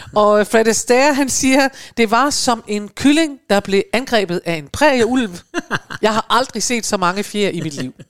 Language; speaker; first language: Danish; native; Danish